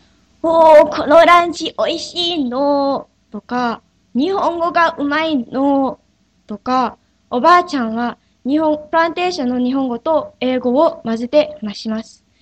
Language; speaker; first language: Japanese; non-native, fluent; English